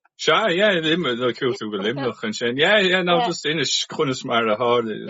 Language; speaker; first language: Irish; non-native, local second language; English